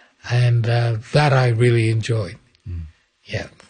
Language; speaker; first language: English; native; English